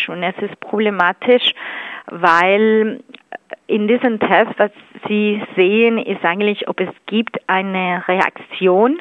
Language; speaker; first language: German; non-native, fluent; Spanish